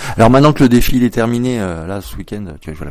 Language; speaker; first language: French; native; French